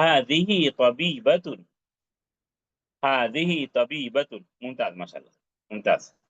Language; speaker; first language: Arabic; non-native, fluent; Urdu